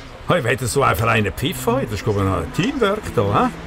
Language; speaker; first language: German; native; German